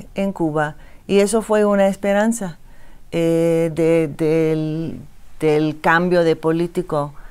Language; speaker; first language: Spanish; non-native, fluent; English